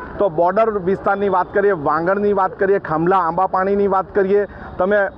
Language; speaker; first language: Gujarati; native; Gujarati